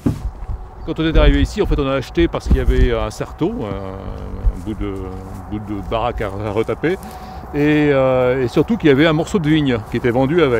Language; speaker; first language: French; native; French